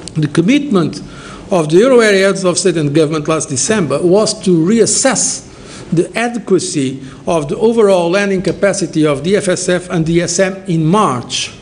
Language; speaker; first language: English; non-native, fluent; Portuguese